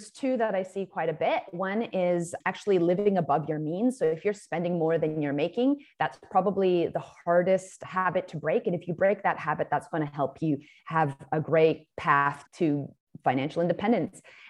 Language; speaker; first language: English; native; English